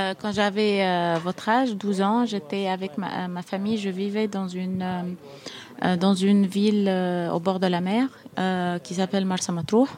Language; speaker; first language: French; non-native, fluent; Arabic